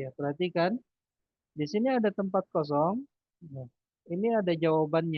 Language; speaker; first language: Indonesian; native; Indonesian